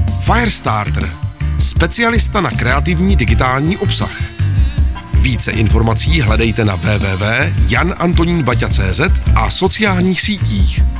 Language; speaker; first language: Czech; native; Czech